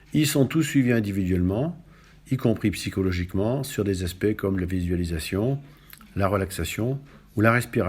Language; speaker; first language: French; native; French